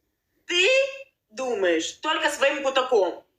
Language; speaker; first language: Russian; non-native, learner; Uzbek